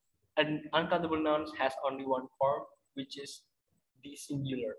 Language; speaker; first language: English; non-native, fluent; Indonesian